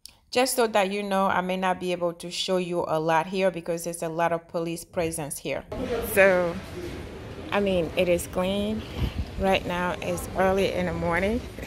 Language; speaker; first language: English; non-native, fluent; Wolof